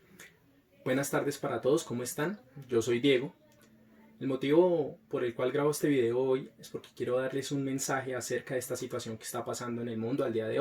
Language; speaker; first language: Spanish; native; Spanish